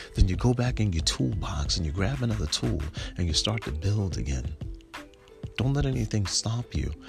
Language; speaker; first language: English; native; English